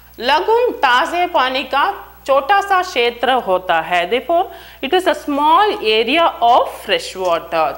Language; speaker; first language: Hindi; non-native, local second language; Tamil